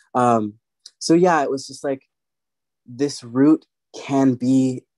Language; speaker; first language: English; native; English